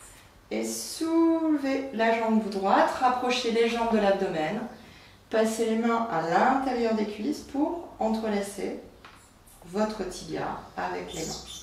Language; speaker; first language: French; native; French